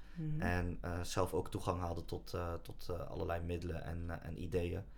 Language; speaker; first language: Dutch; native; Dutch